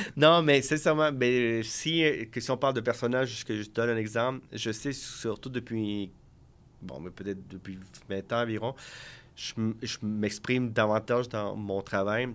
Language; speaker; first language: French; early bilingual, other home language; Spanish